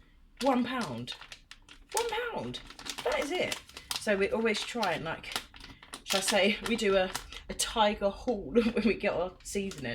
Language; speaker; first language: English; native; English